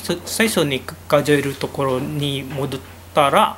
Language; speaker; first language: Japanese; non-native, learner; Indonesian